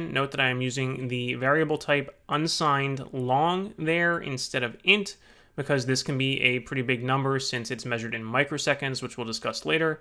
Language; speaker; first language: English; native; English